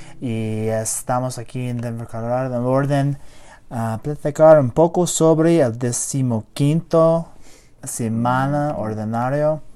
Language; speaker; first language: Spanish; non-native, learner; English